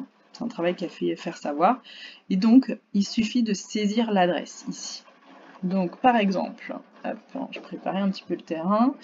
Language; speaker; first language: French; native; French